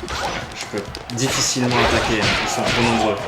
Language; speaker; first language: French; native; French